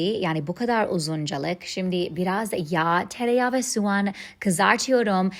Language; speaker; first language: Turkish; non-native, learner; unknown